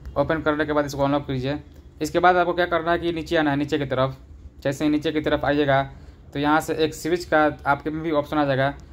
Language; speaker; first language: Hindi; native; Hindi